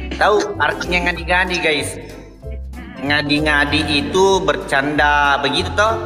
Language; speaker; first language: Indonesian; non-native, local second language; Buginese